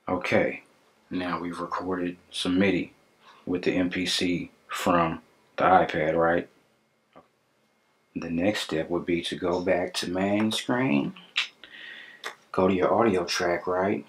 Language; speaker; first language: English; native; English